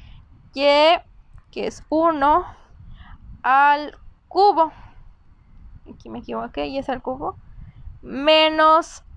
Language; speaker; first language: Spanish; native; Spanish